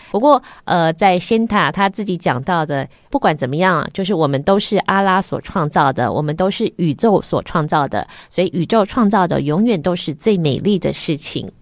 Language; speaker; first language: Chinese; native; Chinese